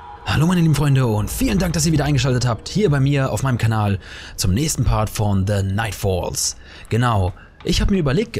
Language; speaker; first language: German; native; German